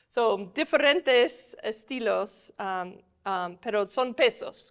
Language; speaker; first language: Spanish; non-native, fluent; English